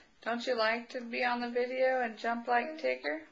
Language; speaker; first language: English; native; English